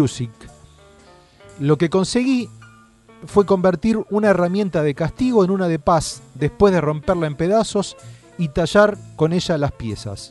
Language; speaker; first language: Spanish; native; Spanish